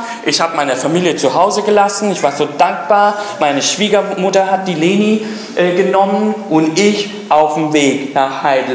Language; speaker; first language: German; non-native, fluent; English